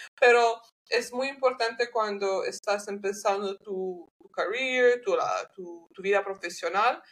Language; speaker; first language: Spanish; non-native, learner; English